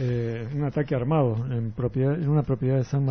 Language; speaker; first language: Spanish; native; Spanish